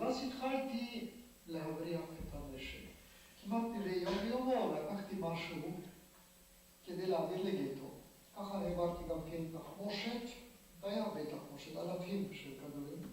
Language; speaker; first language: Hebrew; non-native, fluent; Polish